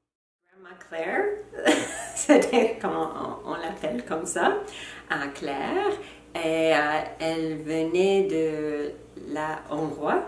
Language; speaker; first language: French; non-native, fluent; English